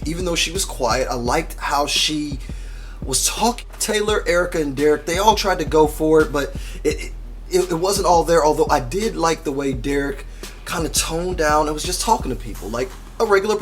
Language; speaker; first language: English; native; English